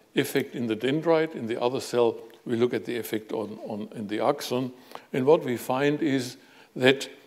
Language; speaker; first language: English; non-native, fluent; German